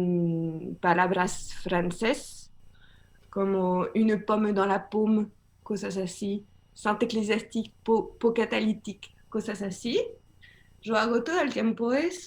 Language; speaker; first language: Spanish; non-native, learner; French